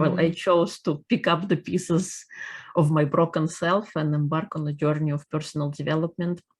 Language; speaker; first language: English; non-native, fluent; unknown